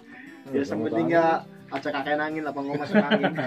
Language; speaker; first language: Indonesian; non-native, local second language; Javanese